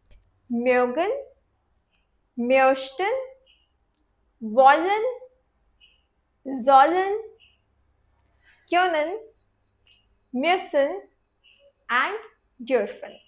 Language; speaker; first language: German; non-native, fluent; Hindi